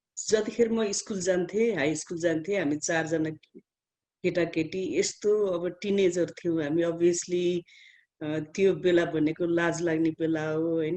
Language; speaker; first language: Nepali; native; Nepali